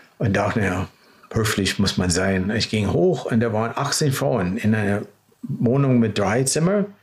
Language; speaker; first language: German; non-native, fluent; English